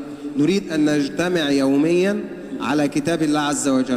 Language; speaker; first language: Arabic; native; Arabic